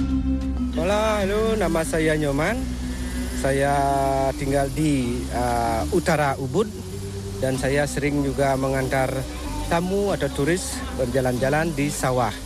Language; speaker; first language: Indonesian; non-native, local second language; Balinese